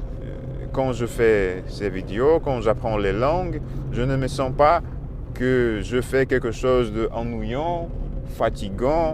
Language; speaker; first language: French; non-native, learner; Russian